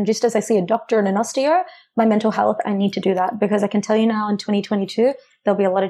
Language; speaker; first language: English; native; English